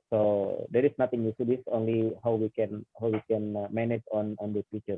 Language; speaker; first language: English; non-native, fluent; Indonesian